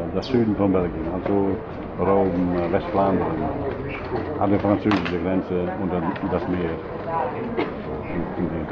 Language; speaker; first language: German; non-native, learner; Dutch